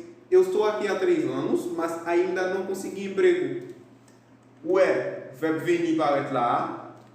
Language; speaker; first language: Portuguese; non-native, fluent; Haitian Creole